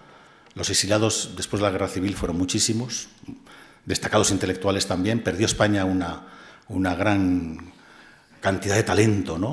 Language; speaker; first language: Spanish; native; Spanish